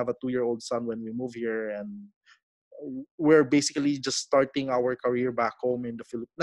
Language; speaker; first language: English; non-native, local second language; Filipino